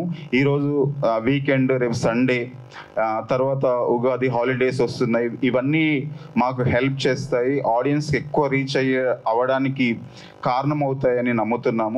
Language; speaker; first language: Telugu; native; Telugu